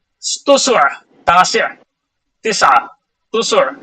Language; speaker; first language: Arabic; non-native, fluent; Urdu